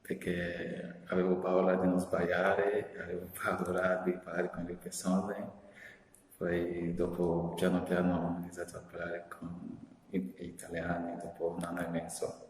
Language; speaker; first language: Italian; non-native, fluent; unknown